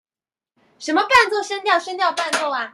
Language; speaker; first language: Chinese; native; Chinese